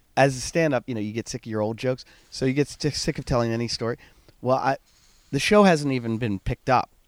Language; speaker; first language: English; native; English